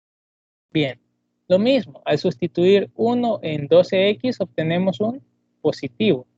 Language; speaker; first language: Spanish; native; Spanish